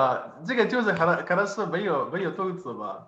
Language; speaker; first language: Chinese; non-native, fluent; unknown